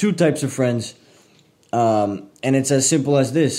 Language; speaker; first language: English; native; English